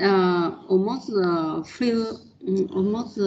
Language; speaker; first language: English; non-native, learner; Vietnamese